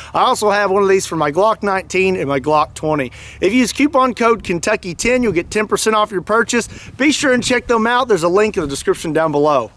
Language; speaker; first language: English; native; English